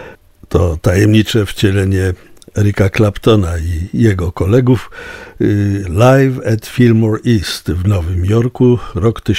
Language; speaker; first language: Polish; native; Polish